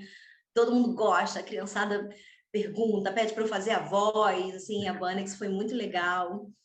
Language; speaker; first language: Portuguese; native; Portuguese